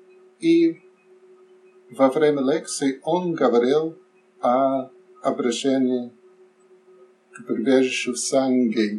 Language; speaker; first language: Russian; non-native, learner; English